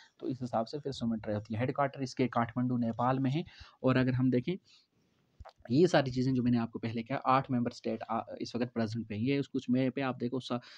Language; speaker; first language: Hindi; non-native, local second language; Kashmiri